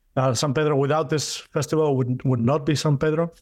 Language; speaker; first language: English; non-native, fluent; Greek